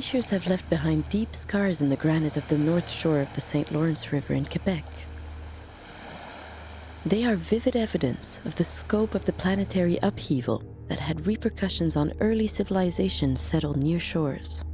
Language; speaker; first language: English; native; English